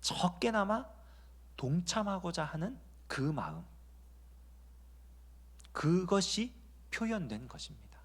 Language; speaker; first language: Korean; native; Korean